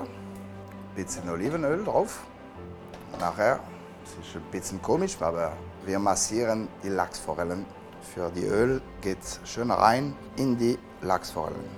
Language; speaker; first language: German; non-native, learner; French